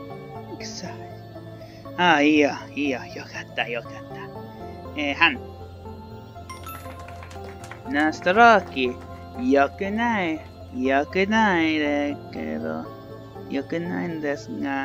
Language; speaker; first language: Japanese; non-native, learner; English